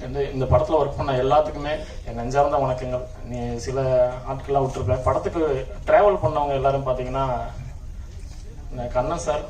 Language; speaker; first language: Tamil; native; Tamil